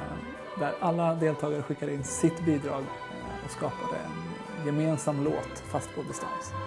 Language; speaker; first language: Swedish; native; Swedish